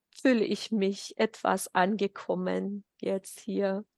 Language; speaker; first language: German; non-native, fluent; Persian